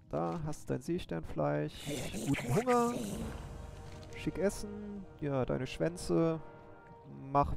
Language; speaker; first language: German; native; German